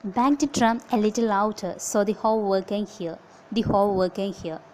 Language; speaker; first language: English; non-native, local second language; Malayalam